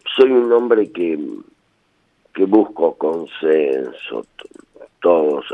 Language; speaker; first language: Spanish; native; Spanish